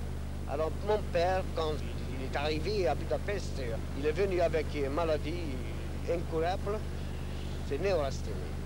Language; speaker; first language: French; non-native, fluent; Hungarian